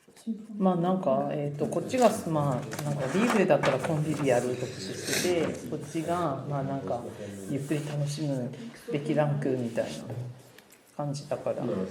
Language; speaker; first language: Japanese; native; Japanese